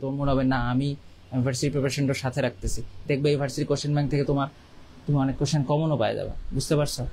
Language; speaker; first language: Bangla; native; Bangla